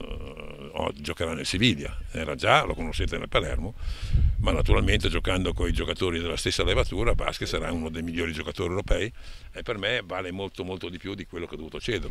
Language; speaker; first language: Italian; native; Italian